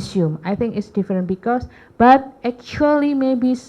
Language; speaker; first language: English; non-native, learner; Indonesian